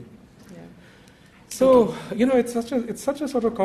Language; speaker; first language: English; non-native, local second language; Bangla